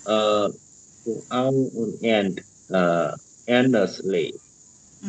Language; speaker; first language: English; non-native, learner; Vietnamese